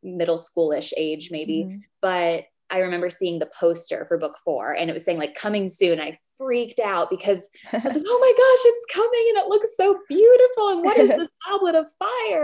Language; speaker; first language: English; native; English